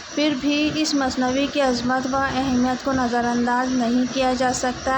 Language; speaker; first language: Urdu; native; Urdu